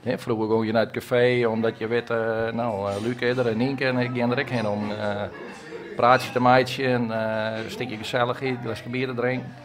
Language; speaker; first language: Dutch; non-native, local second language; Western Frisian